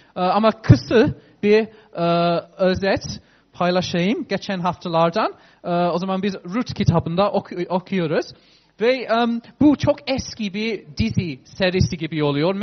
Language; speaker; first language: Turkish; non-native, fluent; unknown